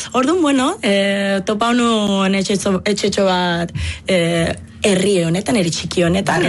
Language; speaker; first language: Basque; non-native, fluent; Italian